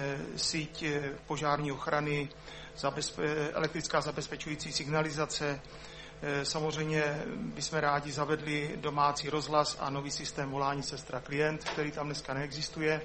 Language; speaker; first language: Czech; native; Czech